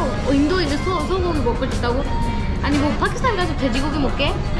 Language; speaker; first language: Korean; non-native, fluent; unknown